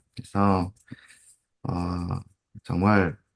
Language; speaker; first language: Korean; native; Korean